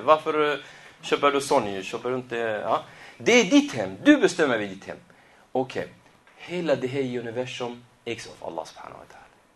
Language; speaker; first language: Swedish; non-native, fluent; Arabic